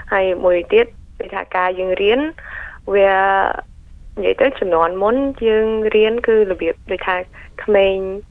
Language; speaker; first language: Khmer; early bilingual, heritage; Khmer